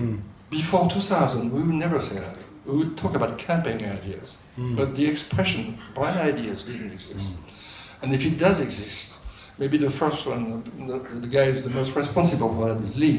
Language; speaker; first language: English; non-native, fluent; French